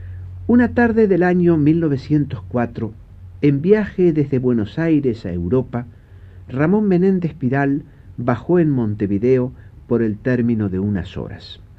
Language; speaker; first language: Spanish; native; Spanish